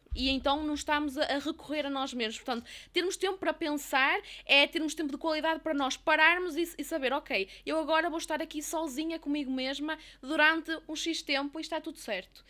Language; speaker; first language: Portuguese; native; Portuguese